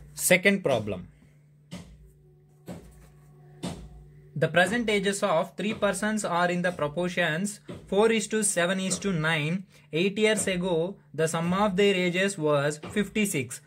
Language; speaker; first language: English; non-native, local second language; Telugu